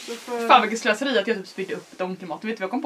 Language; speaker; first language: Swedish; native; Swedish